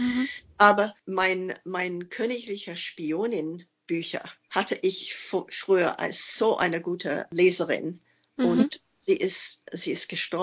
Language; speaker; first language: German; non-native, fluent; English